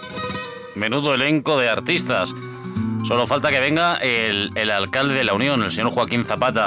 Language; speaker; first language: Spanish; native; Spanish